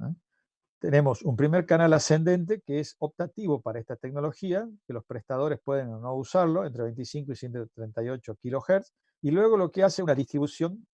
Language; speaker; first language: Spanish; native; Spanish